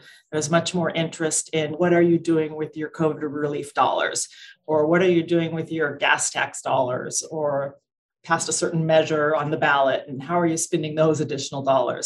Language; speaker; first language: English; native; English